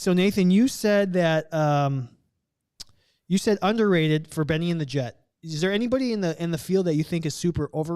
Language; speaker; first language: English; native; English